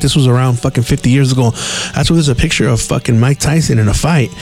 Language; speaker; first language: English; early bilingual, other home language; Spanish